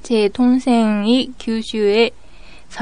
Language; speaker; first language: Korean; non-native, learner; Japanese